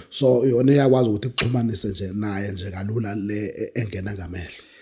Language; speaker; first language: Zulu; native; Zulu